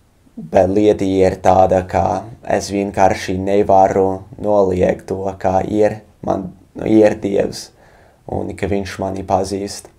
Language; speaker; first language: Latvian; non-native, fluent; English